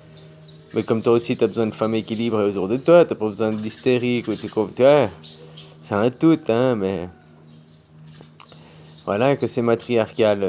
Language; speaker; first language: French; native; French